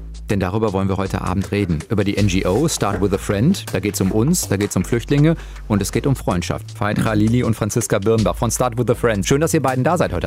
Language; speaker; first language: German; native; German